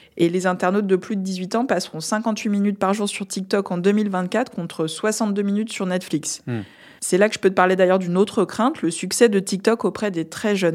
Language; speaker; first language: French; native; French